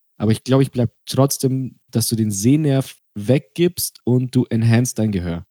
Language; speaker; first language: German; early bilingual, other home language; Russian